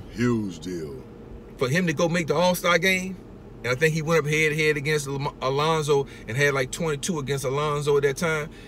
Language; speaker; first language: English; native; English